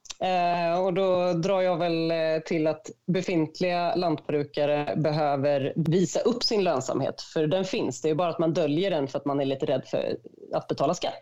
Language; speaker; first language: Swedish; native; Swedish